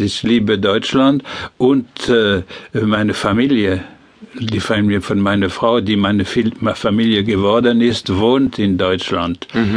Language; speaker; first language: German; non-native, learner; French